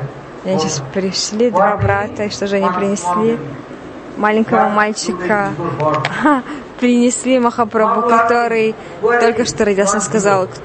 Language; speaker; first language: Russian; non-native, learner; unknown